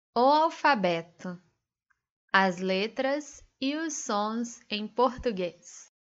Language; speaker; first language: Portuguese; native; Portuguese